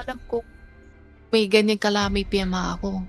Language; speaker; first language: Filipino; non-native, learner; Chinese